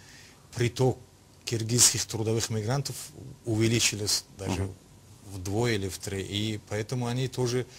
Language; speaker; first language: Russian; non-native, local second language; Tajik